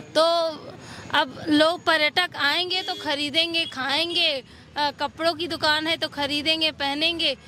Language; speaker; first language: Hindi; native; Hindi